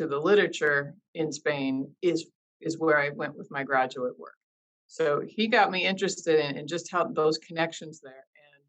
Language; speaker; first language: English; native; English